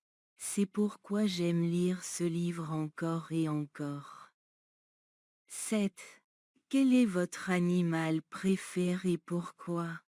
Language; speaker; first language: French; non-native, learner; Bangla